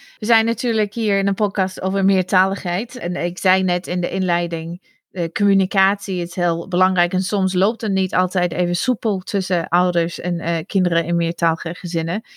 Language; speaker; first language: Dutch; non-native, fluent; English